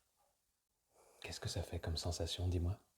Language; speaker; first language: French; native; French